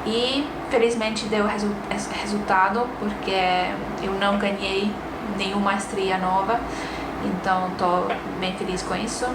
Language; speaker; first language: Portuguese; non-native, fluent; Estonian